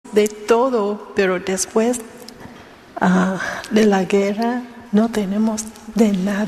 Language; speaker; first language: Spanish; non-native, learner; Vietnamese